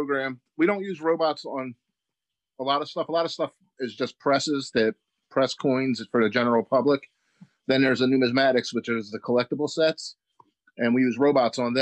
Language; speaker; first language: English; native; English